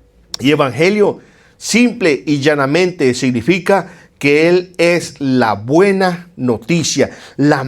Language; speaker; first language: Spanish; native; Spanish